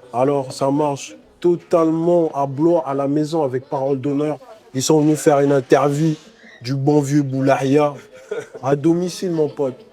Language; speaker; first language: French; early bilingual, other home language; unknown